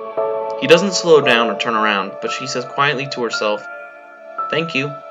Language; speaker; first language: English; native; English